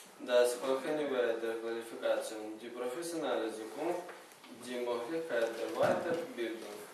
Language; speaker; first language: German; non-native, learner; Ukrainian